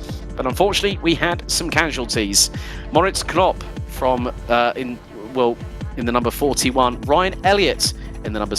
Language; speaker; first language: English; native; English